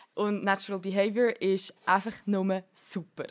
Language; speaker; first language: German; native; German